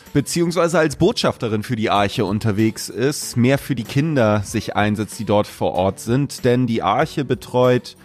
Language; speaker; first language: German; native; German